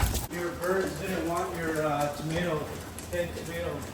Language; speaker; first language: English; native; English